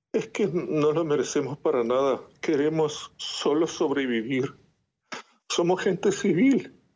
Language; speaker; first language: Spanish; non-native, fluent; Ukrainian